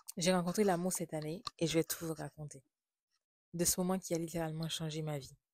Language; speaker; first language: French; non-native, local second language; Haitian Creole